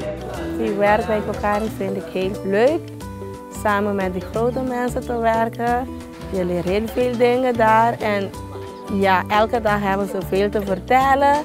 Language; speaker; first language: Dutch; non-native, local second language; Papiamento